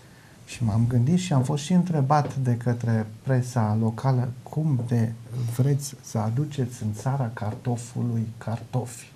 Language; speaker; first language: Romanian; non-native, local second language; German